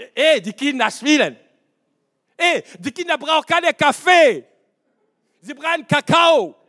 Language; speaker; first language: German; non-native, learner; Lingala